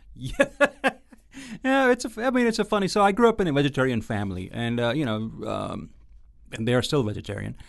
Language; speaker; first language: English; non-native, local second language; Gujarati